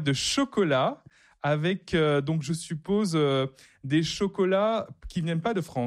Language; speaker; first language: French; native; French